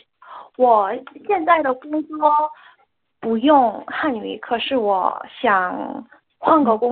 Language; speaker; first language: Chinese; non-native, learner; Korean